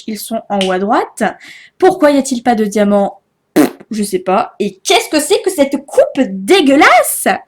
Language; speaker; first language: French; native; French